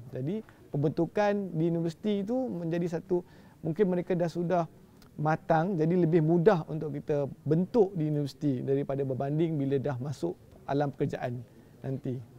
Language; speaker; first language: Malay; native; Malay